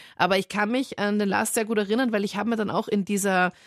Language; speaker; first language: German; native; German